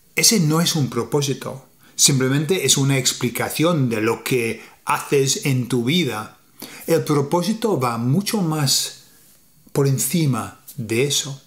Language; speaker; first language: Spanish; non-native, fluent; English